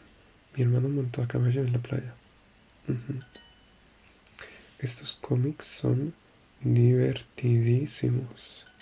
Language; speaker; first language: Spanish; non-native, learner; French